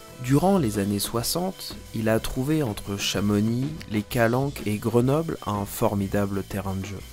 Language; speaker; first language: French; native; French